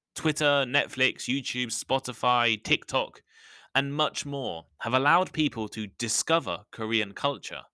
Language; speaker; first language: English; native; English